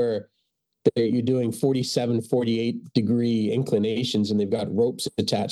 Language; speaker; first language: English; native; English